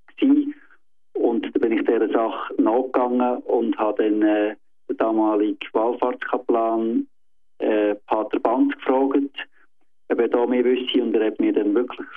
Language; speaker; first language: German; native; German